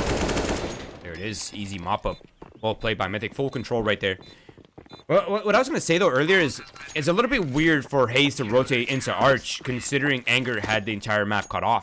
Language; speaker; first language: English; native; English